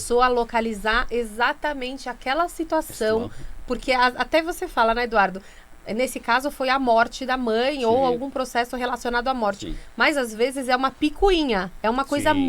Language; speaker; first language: Portuguese; native; Portuguese